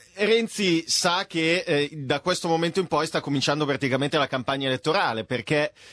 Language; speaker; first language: Italian; native; Italian